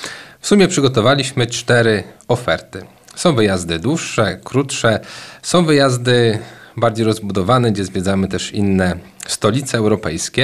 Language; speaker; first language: Polish; native; Polish